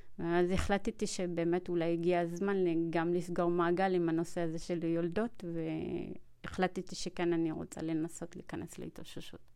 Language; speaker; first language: Hebrew; early bilingual, other home language; Amharic